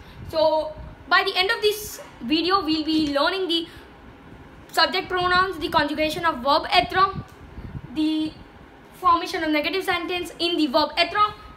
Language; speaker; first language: English; non-native, local second language; Gujarati